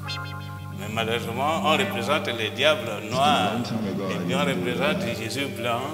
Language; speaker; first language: French; non-native, local second language; Igbo